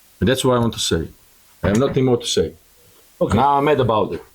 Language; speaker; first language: English; non-native, learner; Croatian